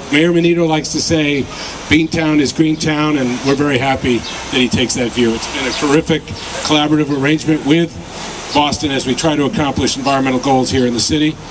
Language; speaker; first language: English; native; English